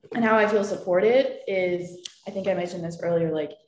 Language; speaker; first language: English; native; English